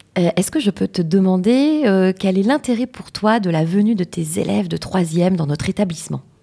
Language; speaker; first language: French; native; French